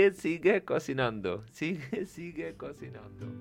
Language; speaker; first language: Spanish; non-native, learner; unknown